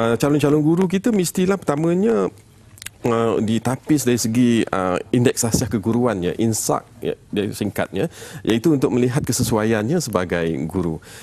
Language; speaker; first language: Malay; native; Malay